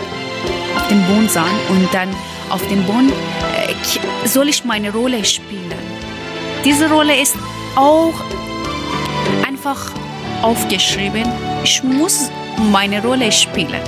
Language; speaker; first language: German; non-native, learner; Persian